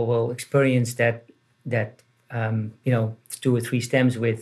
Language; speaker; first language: English; non-native, fluent; Dutch